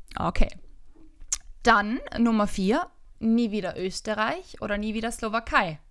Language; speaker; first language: German; native; German